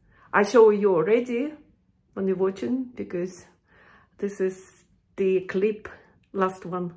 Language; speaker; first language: English; non-native, learner; Russian